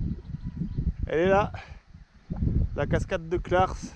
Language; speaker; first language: French; native; French